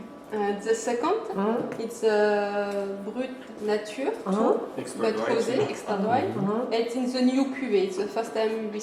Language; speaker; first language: English; non-native, learner; French